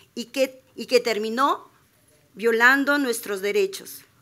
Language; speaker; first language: Spanish; native; Spanish